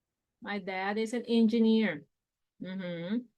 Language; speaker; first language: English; non-native, fluent; Spanish